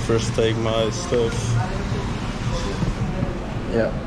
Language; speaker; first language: English; non-native, fluent; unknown